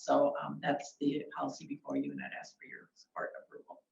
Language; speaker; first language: English; native; English